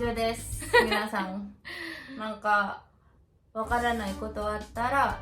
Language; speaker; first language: Japanese; non-native, learner; Indonesian